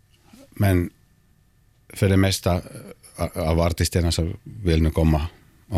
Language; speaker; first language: Swedish; non-native, local second language; Finnish